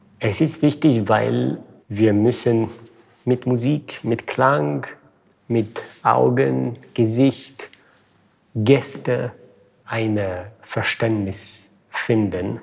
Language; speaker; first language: German; non-native, fluent; French